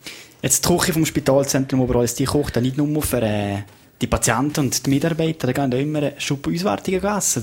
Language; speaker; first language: German; native; German